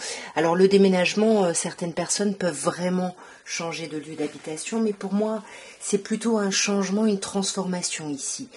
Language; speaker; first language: French; native; French